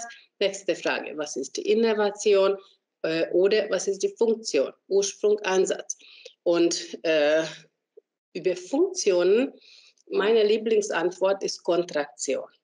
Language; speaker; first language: German; non-native, fluent; Hungarian